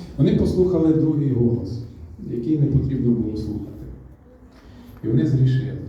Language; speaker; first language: Ukrainian; non-native, local second language; Russian